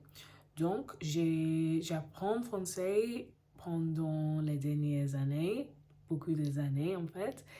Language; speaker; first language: French; non-native, learner; English